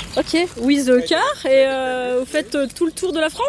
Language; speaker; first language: French; native; French